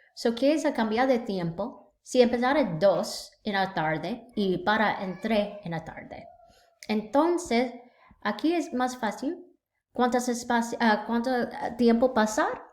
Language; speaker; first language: Spanish; non-native, learner; English